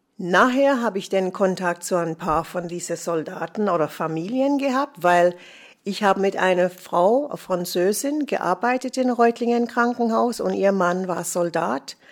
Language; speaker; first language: German; non-native, fluent; English